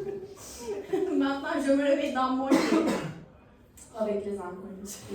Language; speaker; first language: French; non-native, learner; Turkish